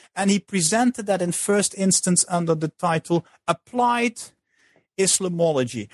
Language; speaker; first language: English; non-native, fluent; Dutch